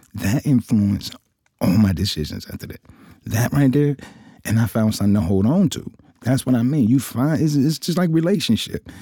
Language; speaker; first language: English; native; English